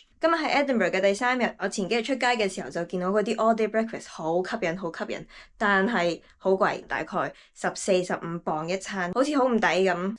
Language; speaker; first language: Cantonese; native; Cantonese